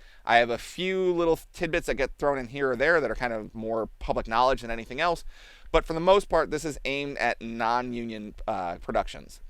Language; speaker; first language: English; native; English